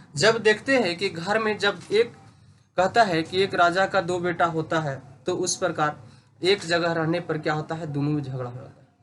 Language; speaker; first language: Hindi; native; Hindi